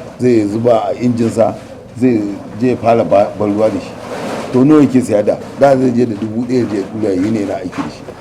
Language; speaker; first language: Hausa; native; Hausa